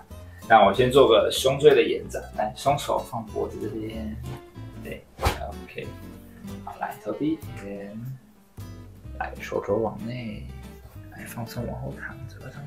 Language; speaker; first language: Chinese; native; Chinese